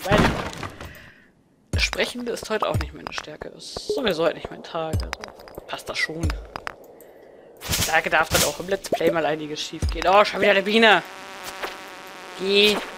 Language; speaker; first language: German; native; German